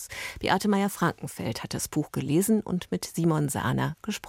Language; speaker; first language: German; native; German